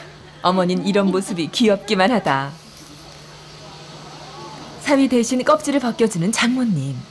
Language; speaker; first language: Korean; native; Korean